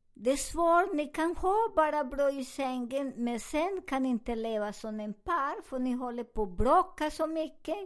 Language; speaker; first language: Swedish; non-native, learner; Spanish